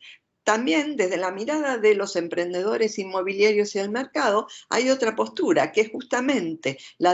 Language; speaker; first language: Spanish; native; Spanish